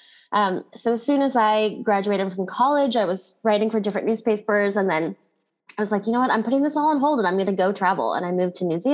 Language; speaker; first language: English; native; English